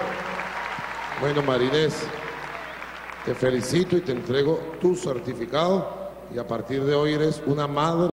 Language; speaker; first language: Spanish; native; Spanish